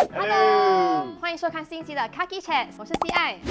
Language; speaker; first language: Chinese; native; Chinese